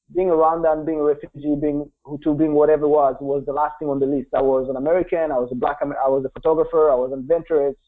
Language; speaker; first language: English; non-native, local second language; Kinyarwanda